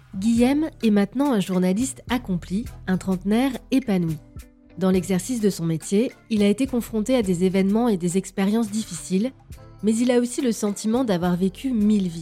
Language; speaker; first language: French; native; French